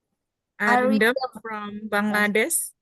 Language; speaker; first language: English; non-native, learner; Indonesian